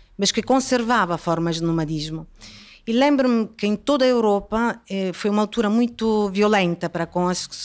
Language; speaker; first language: Portuguese; non-native, fluent; Italian